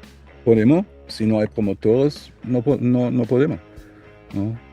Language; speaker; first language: Spanish; non-native, learner; German